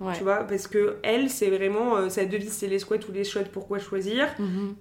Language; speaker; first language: French; native; French